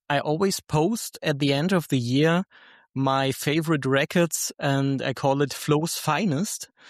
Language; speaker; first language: English; non-native, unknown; German